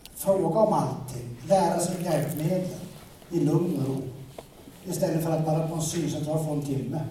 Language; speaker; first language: Swedish; native; Swedish